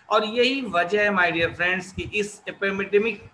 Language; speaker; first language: Hindi; native; Hindi